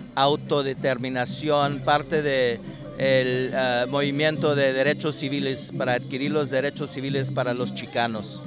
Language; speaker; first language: Spanish; native; Spanish